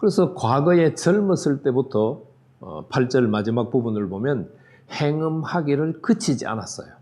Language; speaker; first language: Korean; native; Korean